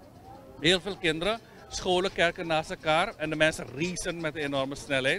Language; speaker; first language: Dutch; native; Dutch